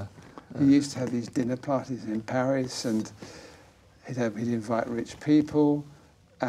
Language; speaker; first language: English; native; English